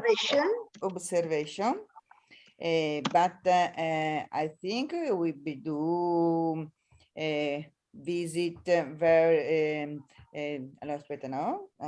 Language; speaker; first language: English; non-native, learner; Italian